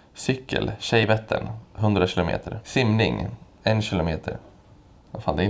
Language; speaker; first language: Swedish; native; Swedish